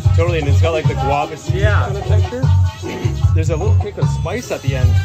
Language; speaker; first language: English; native; English